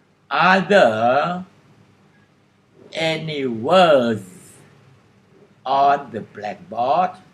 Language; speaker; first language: English; non-native, fluent; Thai